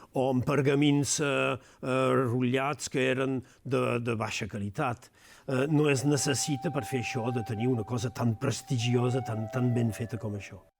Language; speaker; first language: Catalan; non-native, local second language; French